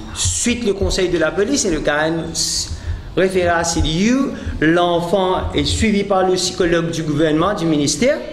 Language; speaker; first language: French; non-native, local second language; Morisyen